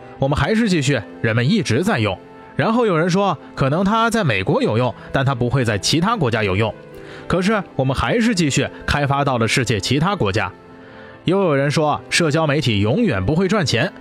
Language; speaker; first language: Chinese; non-native, learner; English